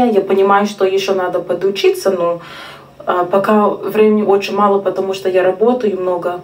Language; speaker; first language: Russian; non-native, fluent; English